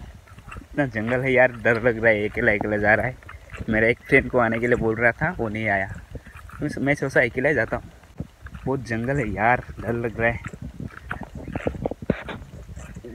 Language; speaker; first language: Hindi; non-native, local second language; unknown